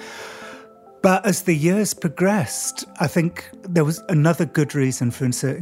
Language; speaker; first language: English; native; English